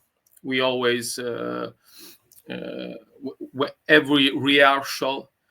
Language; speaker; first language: English; non-native, learner; Italian